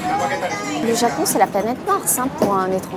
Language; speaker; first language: French; native; French